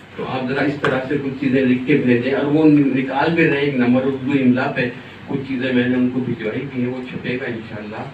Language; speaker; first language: Urdu; non-native, local second language; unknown